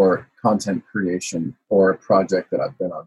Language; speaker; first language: English; native; English